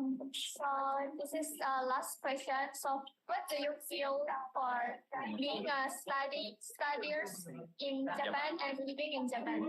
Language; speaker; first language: English; non-native, learner; Indonesian